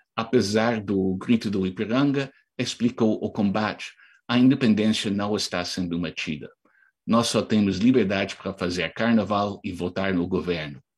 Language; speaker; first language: Portuguese; non-native, fluent; English